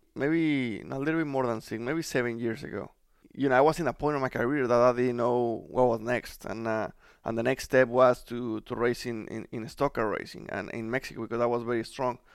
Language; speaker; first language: English; non-native, fluent; Spanish